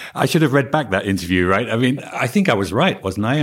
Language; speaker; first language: English; native; English